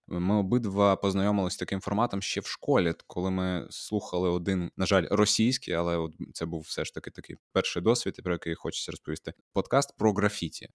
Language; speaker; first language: Ukrainian; non-native, local second language; Russian